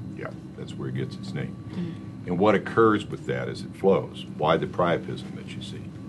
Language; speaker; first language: English; native; English